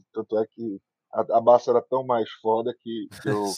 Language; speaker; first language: Portuguese; native; Portuguese